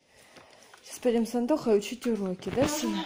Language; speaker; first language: Russian; native; Russian